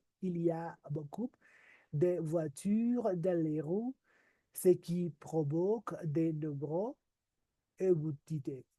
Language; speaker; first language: French; non-native, learner; Spanish